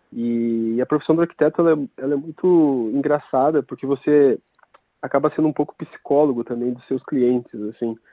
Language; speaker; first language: Portuguese; native; Portuguese